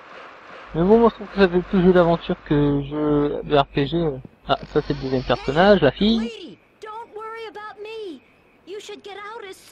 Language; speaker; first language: French; native; French